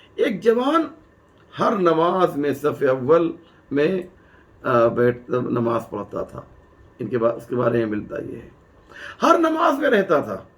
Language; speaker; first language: Urdu; native; Urdu